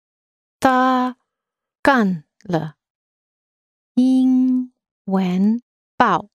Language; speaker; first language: Chinese; non-native, learner; English